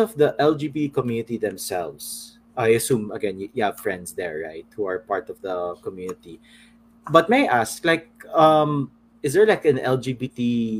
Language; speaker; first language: English; non-native, local second language; Filipino